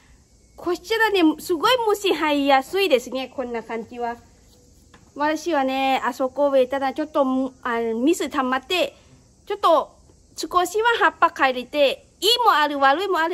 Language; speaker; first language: Japanese; non-native, learner; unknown